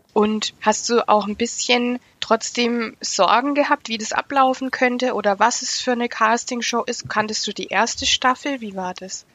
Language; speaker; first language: German; native; German